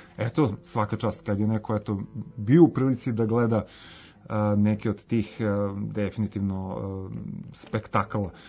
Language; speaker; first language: Serbian; native; Serbian